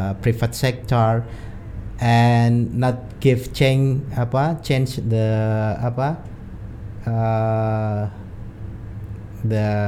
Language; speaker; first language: English; non-native, learner; Indonesian